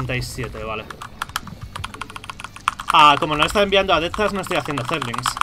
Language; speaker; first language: Spanish; native; Spanish